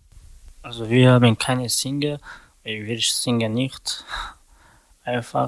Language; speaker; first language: German; non-native, learner; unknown